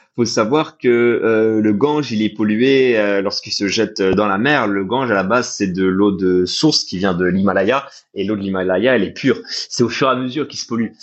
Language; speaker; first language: French; native; French